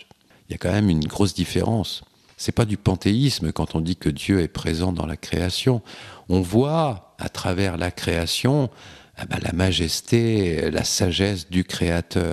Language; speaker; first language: French; native; French